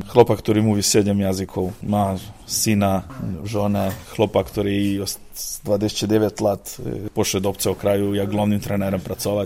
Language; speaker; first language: Polish; non-native, learner; Serbian